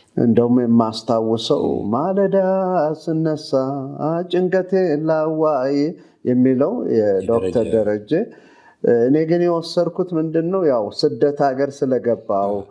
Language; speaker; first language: Amharic; native; Amharic